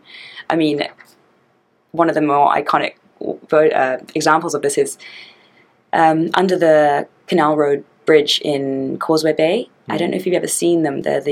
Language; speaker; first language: English; native; English